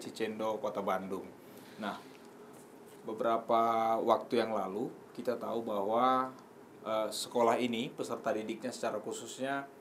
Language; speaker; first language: Indonesian; native; Indonesian